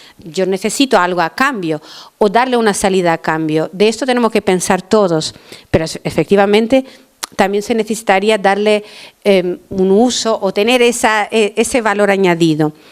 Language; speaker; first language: Spanish; non-native, fluent; Albanian